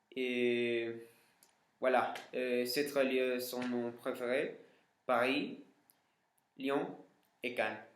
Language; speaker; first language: French; non-native, learner; Spanish